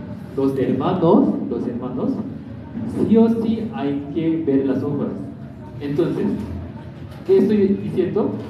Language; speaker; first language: Spanish; non-native, learner; Korean